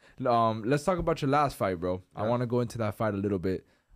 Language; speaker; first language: English; early bilingual, other home language; Spanish